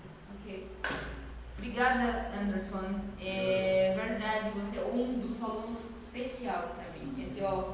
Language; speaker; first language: Portuguese; non-native, learner; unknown